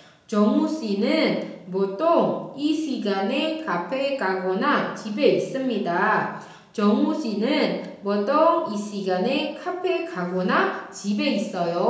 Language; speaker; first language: Korean; non-native, fluent; Indonesian